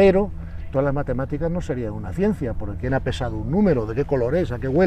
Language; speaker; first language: Spanish; native; Spanish